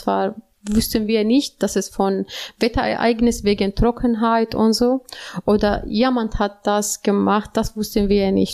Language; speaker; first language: German; non-native, learner; Arabic